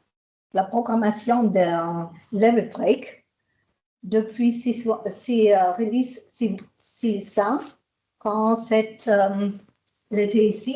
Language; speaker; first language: French; non-native, fluent; German